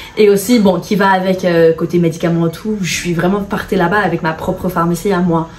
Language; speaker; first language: French; non-native, fluent; English